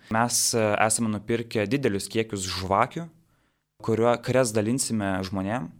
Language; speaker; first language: Lithuanian; native; Lithuanian